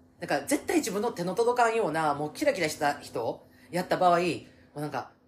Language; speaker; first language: Japanese; native; Japanese